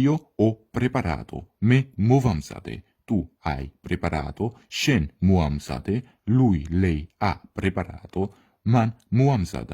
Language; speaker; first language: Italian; non-native, fluent; Georgian